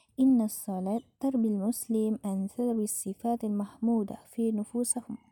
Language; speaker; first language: Arabic; non-native, learner; Malay